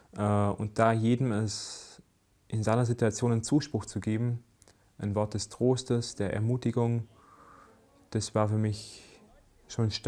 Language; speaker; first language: German; native; German